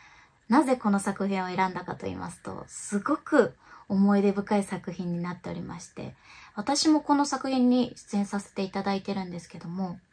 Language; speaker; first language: Japanese; native; Japanese